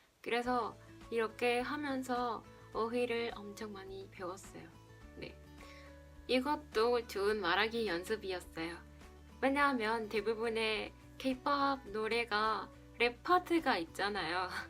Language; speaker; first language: Korean; non-native, fluent; Spanish